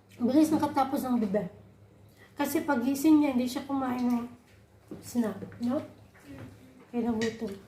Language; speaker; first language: Filipino; non-native, local second language; Cebuano